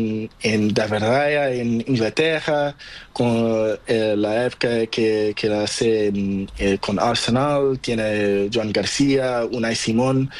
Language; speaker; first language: Spanish; non-native, learner; Portuguese